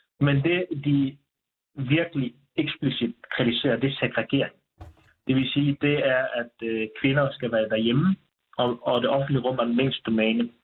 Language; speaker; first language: Danish; early bilingual, other home language; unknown